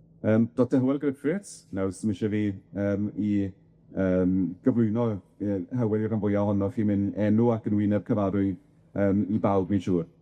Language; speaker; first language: Welsh; native; Welsh